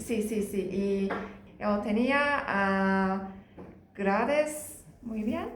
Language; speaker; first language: Spanish; non-native, learner; Turkish